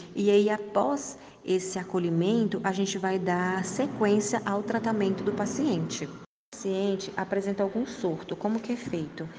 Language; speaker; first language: Portuguese; native; Portuguese